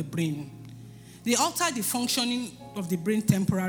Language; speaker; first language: English; non-native, local second language; Yoruba